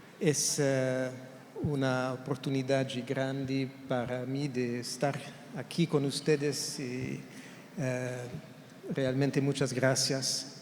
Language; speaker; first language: Spanish; non-native, fluent; French